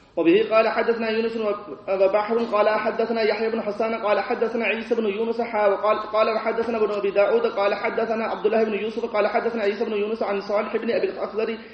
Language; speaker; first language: Arabic; non-native, fluent; Urdu